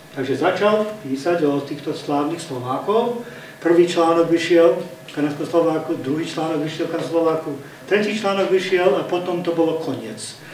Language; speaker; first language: Slovak; early bilingual, heritage; Slovak